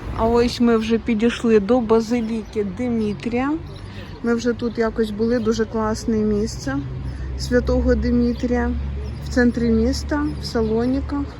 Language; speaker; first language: Ukrainian; non-native, local second language; Russian